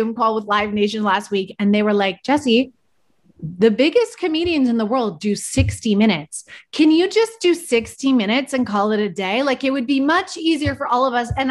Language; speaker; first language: English; native; English